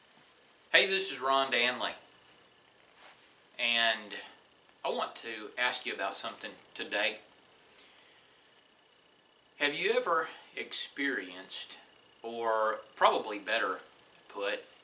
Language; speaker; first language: English; native; English